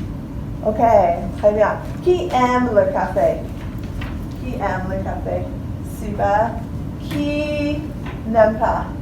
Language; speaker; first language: French; non-native, fluent; English